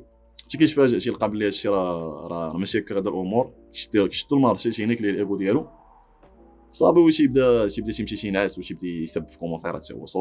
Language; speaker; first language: Arabic; native; Arabic